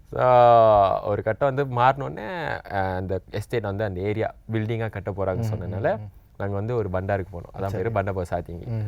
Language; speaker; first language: Tamil; non-native, local second language; Malay